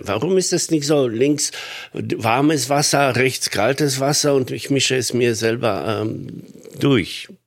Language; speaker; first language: German; non-native, fluent; Polish